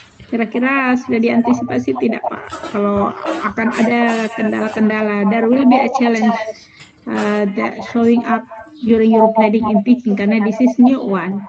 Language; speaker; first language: English; non-native, fluent; Indonesian